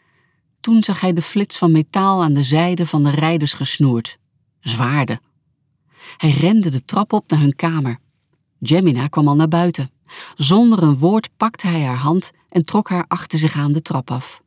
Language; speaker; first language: Dutch; native; Dutch